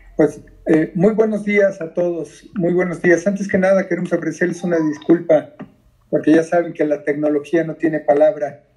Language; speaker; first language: Spanish; native; Spanish